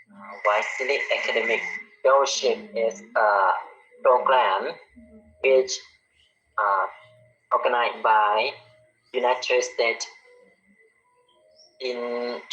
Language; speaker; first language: English; non-native, learner; Khmer